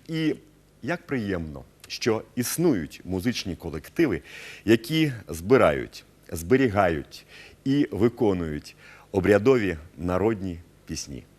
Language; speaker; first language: Ukrainian; native; Ukrainian